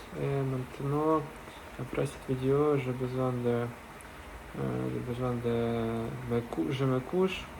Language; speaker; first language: French; non-native, learner; Russian